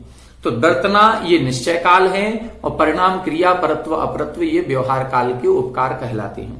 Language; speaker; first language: Hindi; native; Hindi